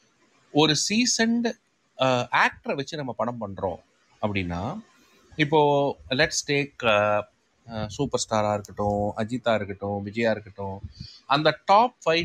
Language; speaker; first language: Tamil; native; Tamil